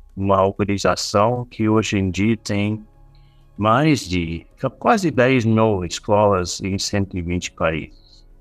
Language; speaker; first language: Portuguese; non-native, fluent; English